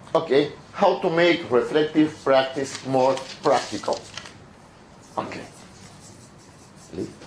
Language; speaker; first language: English; non-native, fluent; Spanish